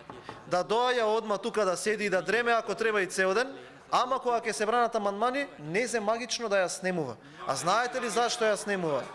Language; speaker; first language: Macedonian; native; Macedonian